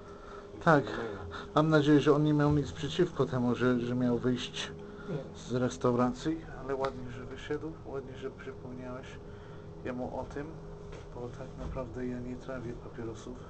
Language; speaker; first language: Polish; non-native, fluent; English